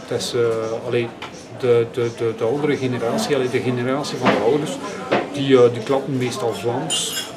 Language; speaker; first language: Dutch; non-native, local second language; French